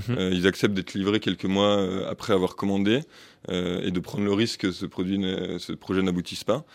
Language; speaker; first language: French; native; French